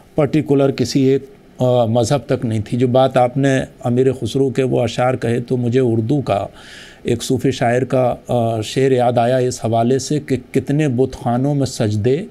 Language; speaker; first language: Hindi; native; Hindi